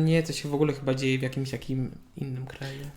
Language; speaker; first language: Polish; native; Polish